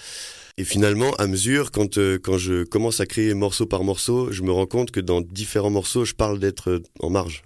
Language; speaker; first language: French; native; French